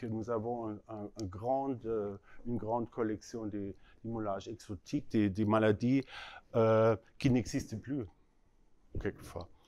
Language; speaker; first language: French; non-native, learner; German